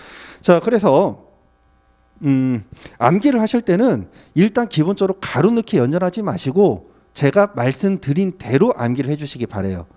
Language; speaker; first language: Korean; native; Korean